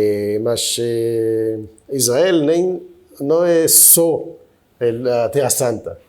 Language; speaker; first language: Portuguese; non-native, fluent; Hebrew